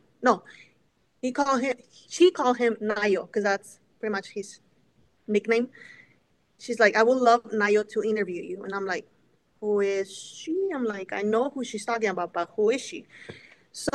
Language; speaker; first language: English; non-native, fluent; Spanish